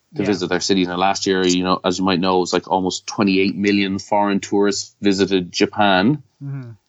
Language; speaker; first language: English; native; English